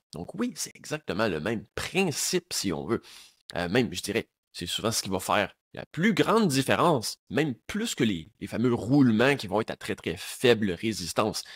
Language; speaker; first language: French; native; French